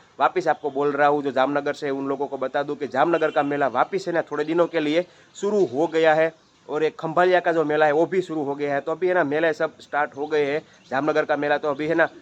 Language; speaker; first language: Hindi; non-native, local second language; Gujarati